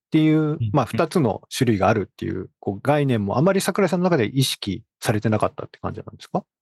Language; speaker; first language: Japanese; native; Japanese